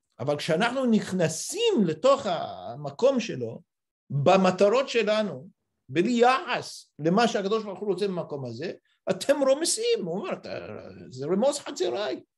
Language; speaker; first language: Hebrew; non-native, fluent; English